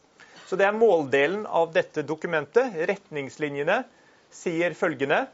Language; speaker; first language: Norwegian; native; Norwegian